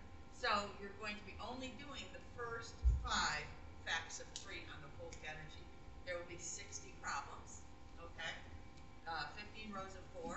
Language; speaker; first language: English; native; English